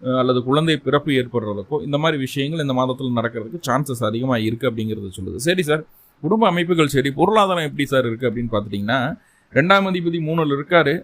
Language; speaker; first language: Tamil; native; Tamil